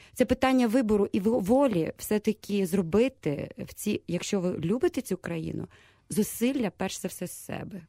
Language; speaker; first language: Ukrainian; native; Ukrainian